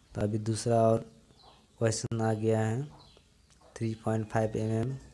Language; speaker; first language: Hindi; non-native, local second language; Bangla